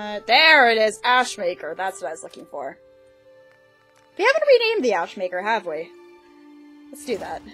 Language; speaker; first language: English; native; English